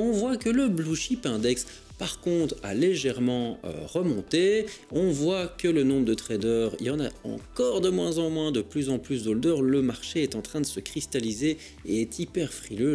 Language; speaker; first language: French; native; French